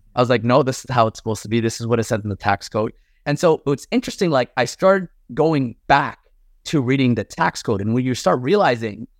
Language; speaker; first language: English; native; English